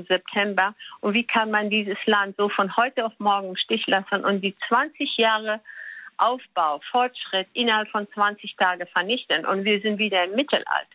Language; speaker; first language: German; non-native, fluent; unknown